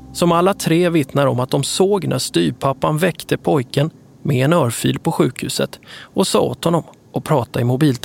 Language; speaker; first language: Swedish; native; Swedish